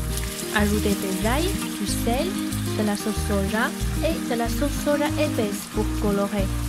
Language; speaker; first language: French; non-native, fluent; Chinese